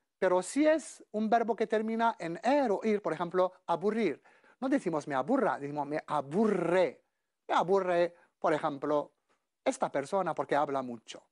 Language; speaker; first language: Spanish; non-native, fluent; Arabic